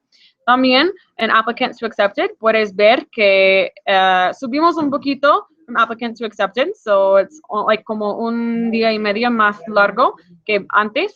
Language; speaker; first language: Spanish; non-native, fluent; English